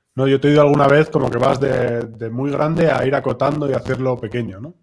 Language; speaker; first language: Spanish; native; Spanish